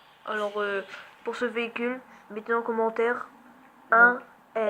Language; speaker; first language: French; native; French